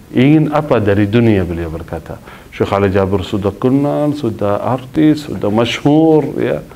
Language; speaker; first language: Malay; non-native, fluent; Arabic